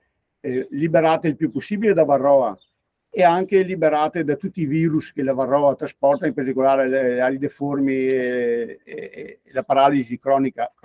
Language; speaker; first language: Italian; native; Italian